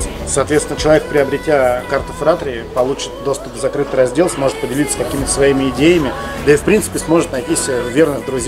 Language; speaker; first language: Russian; native; Russian